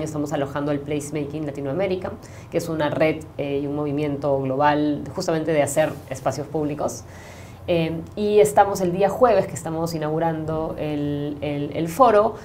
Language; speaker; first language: Spanish; native; Spanish